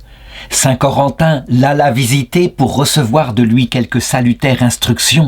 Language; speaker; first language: French; native; French